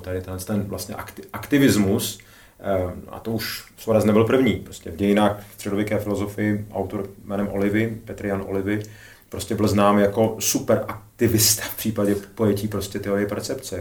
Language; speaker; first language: Czech; native; Czech